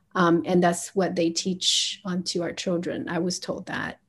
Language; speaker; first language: English; early bilingual, other home language; Chinese